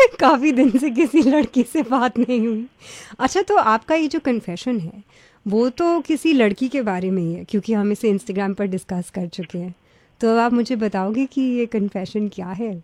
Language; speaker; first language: Hindi; early bilingual, heritage; Hindi